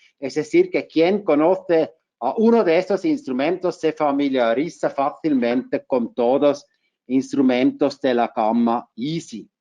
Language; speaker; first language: Spanish; non-native, fluent; German